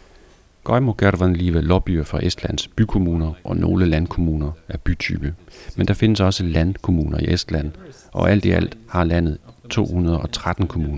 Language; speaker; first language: Danish; native; Danish